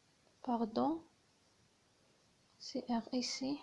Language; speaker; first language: French; non-native, learner; Arabic